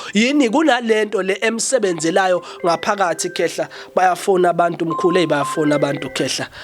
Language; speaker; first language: Zulu; native; Zulu